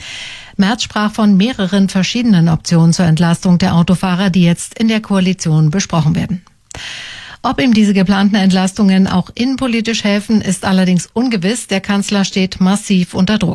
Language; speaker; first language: German; native; German